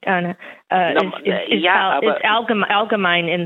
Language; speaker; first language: German; non-native, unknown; English